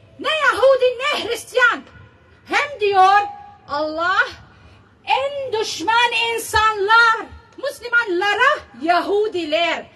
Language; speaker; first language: Turkish; non-native, learner; Arabic